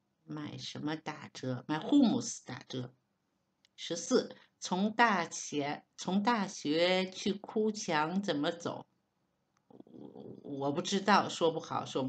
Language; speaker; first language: Chinese; non-native, learner; Hebrew